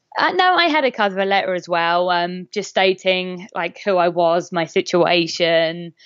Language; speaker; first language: English; native; English